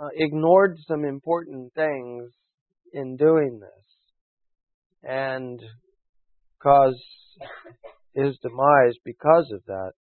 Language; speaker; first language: English; native; English